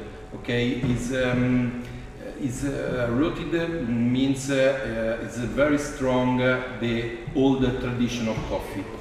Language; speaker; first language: English; non-native, fluent; Italian